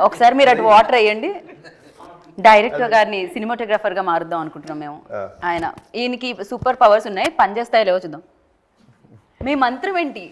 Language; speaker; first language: Telugu; native; Telugu